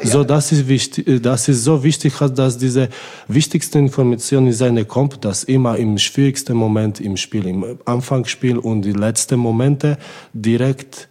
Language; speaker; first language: German; non-native, learner; Polish